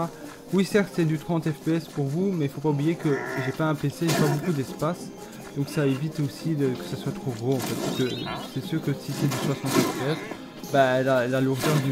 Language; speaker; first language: French; native; French